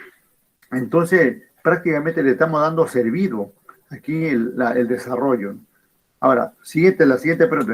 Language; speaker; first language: Spanish; native; Spanish